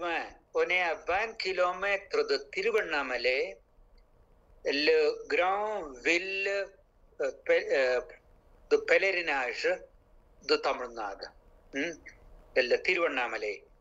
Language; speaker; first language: French; non-native, local second language; Malayalam